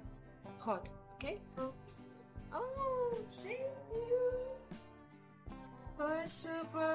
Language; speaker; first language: English; non-native, learner; Russian